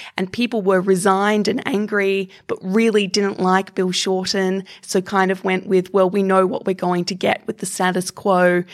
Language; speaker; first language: English; native; English